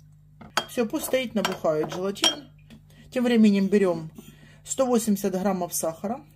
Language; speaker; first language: Russian; native; Russian